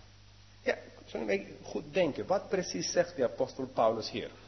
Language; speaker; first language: Dutch; non-native, fluent; English